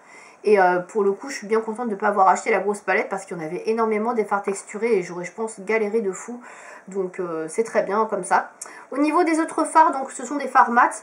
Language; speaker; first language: French; native; French